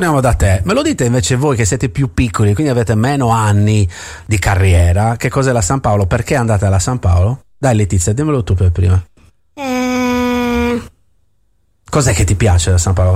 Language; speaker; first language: Italian; native; Italian